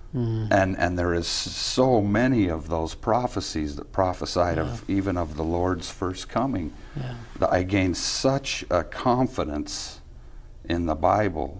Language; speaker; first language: English; native; English